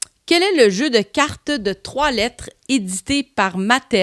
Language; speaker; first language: French; native; French